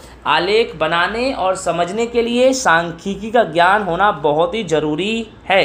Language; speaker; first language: Hindi; non-native, local second language; Gujarati